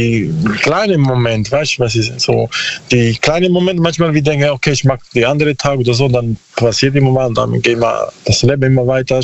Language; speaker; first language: German; non-native, learner; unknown